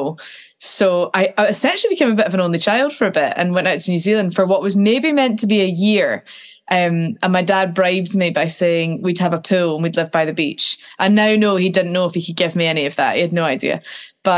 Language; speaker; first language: English; native; English